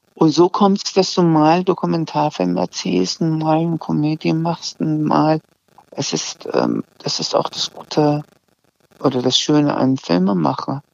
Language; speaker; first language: German; early bilingual, other home language; Azerbaijani